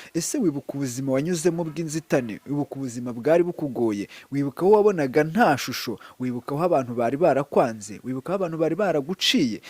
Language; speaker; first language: Kinyarwanda; native; Kinyarwanda